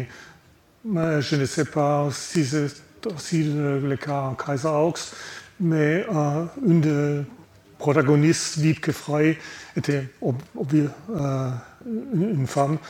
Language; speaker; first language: French; non-native, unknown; German